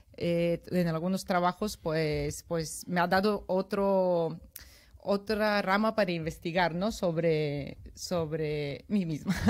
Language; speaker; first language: Spanish; non-native, fluent; Bulgarian